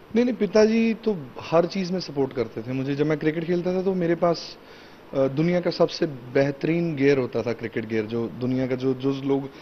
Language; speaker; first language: Hindi; native; Hindi